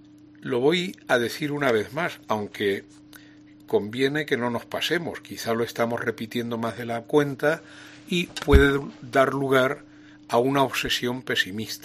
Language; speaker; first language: Spanish; native; Spanish